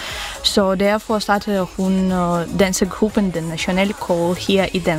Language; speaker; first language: Danish; non-native, fluent; Ukrainian